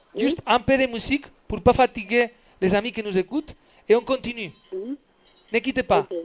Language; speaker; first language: French; non-native, learner; Spanish